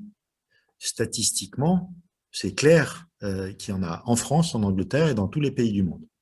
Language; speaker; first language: French; native; French